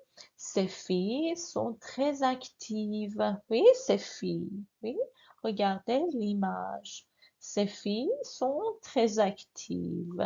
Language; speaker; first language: French; non-native, fluent; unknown